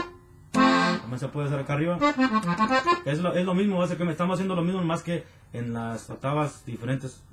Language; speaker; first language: Spanish; native; Spanish